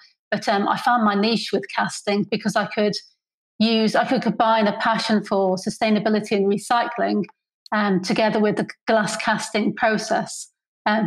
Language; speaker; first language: English; native; English